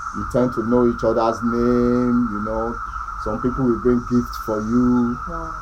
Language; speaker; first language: English; non-native, local second language; Yoruba